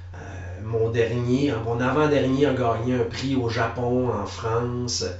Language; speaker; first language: French; native; French